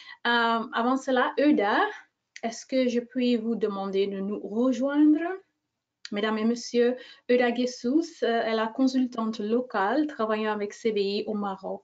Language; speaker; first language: French; non-native, fluent; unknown